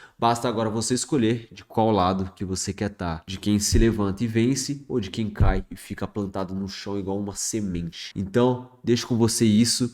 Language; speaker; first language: Portuguese; early bilingual, other home language; French